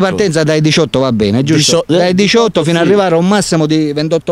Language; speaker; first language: Italian; native; Italian